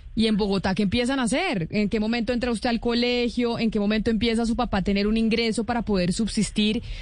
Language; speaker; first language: Spanish; native; Spanish